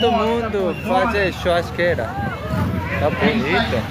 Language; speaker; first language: Portuguese; non-native, learner; Korean